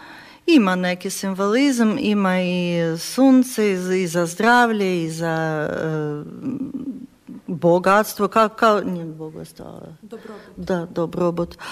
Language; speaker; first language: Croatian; non-native, learner; Ukrainian